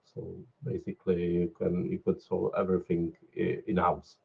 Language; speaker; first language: English; non-native, fluent; Czech